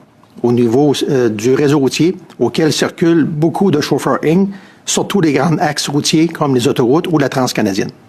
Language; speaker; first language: French; native; French